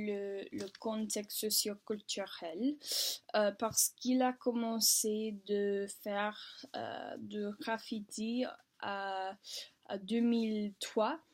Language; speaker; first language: French; non-native, learner; English